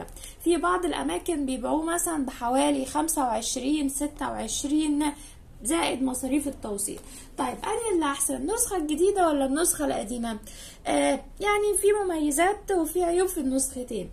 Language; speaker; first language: Arabic; native; Arabic